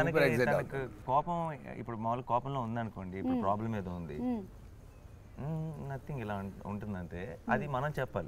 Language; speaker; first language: Telugu; native; Telugu